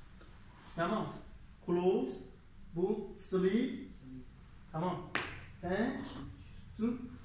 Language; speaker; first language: Turkish; non-native, learner; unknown